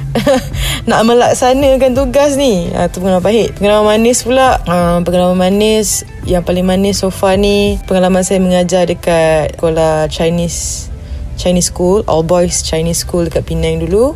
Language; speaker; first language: Malay; native; Malay